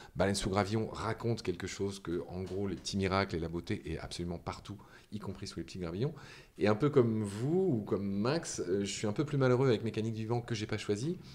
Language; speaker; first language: French; native; French